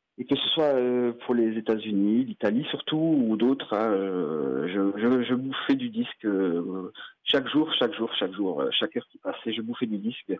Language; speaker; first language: French; native; French